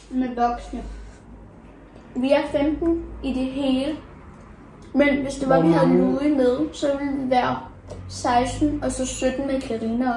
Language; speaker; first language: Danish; early bilingual, other home language; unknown